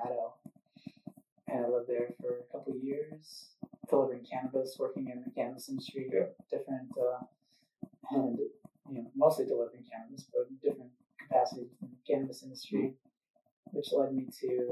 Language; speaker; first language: English; native; English